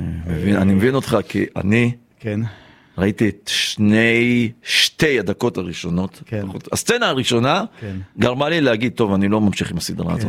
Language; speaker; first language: Hebrew; native; Hebrew